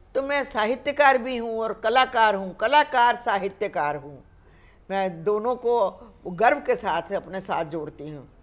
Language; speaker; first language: Hindi; native; Hindi